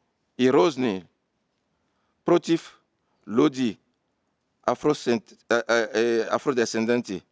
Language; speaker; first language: Russian; non-native, fluent; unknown